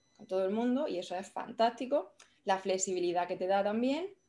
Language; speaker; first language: Spanish; native; Spanish